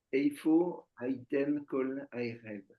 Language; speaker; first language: Hebrew; non-native, learner; French